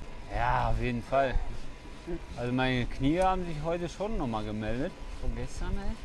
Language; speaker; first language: German; native; German